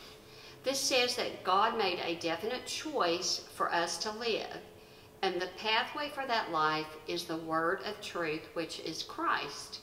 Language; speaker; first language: English; native; English